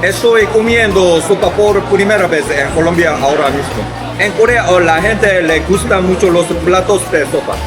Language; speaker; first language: Spanish; non-native, learner; Korean